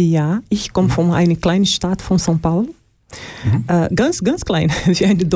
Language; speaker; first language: German; non-native, learner; Portuguese